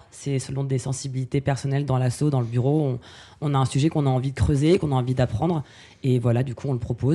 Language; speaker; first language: French; native; French